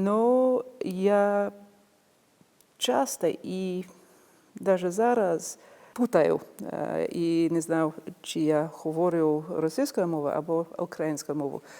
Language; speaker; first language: Ukrainian; non-native, fluent; English